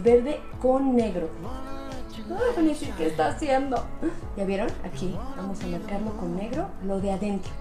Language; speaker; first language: Spanish; native; Spanish